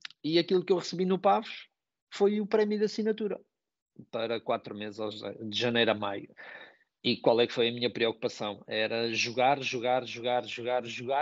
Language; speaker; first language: Portuguese; native; Portuguese